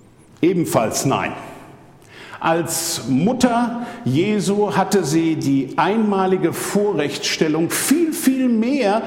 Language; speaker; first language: German; native; German